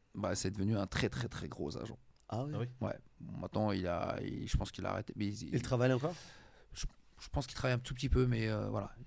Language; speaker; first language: French; native; French